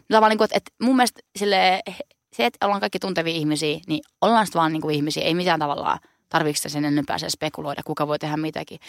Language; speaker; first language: Finnish; native; Finnish